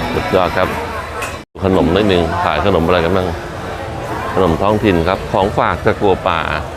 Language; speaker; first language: Thai; native; Thai